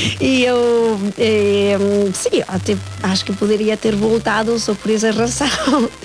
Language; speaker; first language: Portuguese; non-native, fluent; Spanish